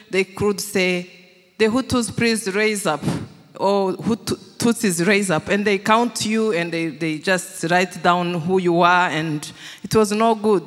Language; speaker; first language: English; non-native, local second language; Kinyarwanda